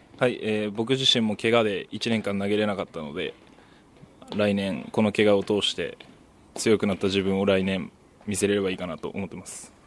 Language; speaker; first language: Japanese; native; Japanese